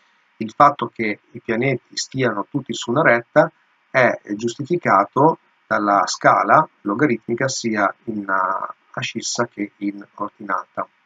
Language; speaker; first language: Italian; native; Italian